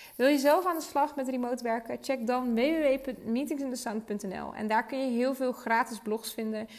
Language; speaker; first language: Dutch; native; Dutch